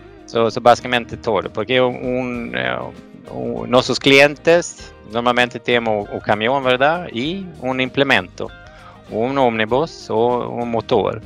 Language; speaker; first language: Portuguese; non-native, fluent; Swedish